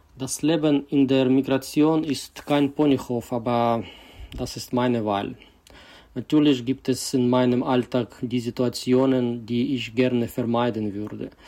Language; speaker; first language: German; non-native, fluent; Ukrainian